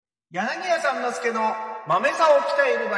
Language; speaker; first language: Japanese; native; Japanese